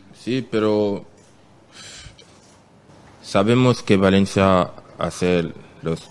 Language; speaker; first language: Spanish; non-native, learner; French